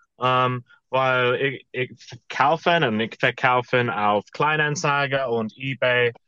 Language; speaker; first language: German; non-native, learner; English